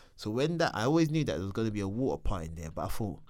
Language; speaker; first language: English; native; English